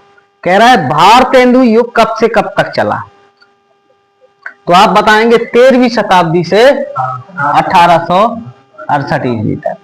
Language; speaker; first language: Hindi; native; Hindi